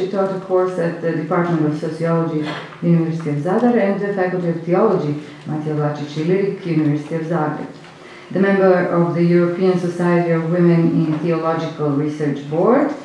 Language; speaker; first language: English; non-native, fluent; Croatian